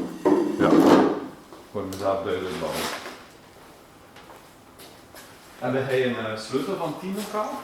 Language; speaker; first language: Dutch; native; Dutch